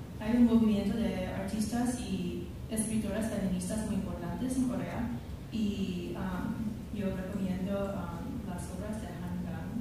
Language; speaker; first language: Spanish; non-native, fluent; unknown